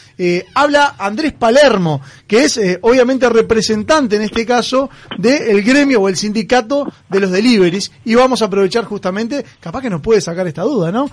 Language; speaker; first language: Spanish; native; Spanish